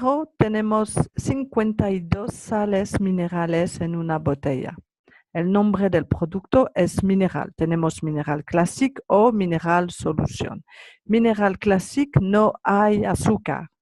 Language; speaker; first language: Spanish; non-native, learner; French